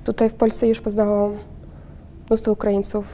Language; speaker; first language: Polish; non-native, fluent; Russian